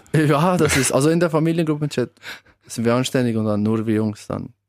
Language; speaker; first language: German; early bilingual, other home language; Albanian